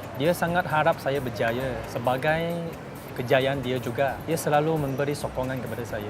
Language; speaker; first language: Malay; non-native, local second language; Chinese